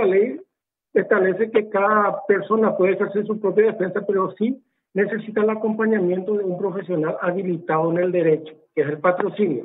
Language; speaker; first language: Spanish; native; Spanish